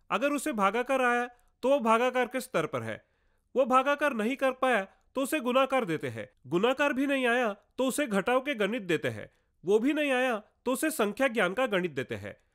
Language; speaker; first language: Hindi; non-native, local second language; Marathi